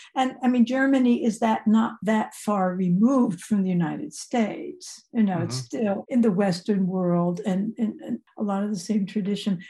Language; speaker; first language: English; native; English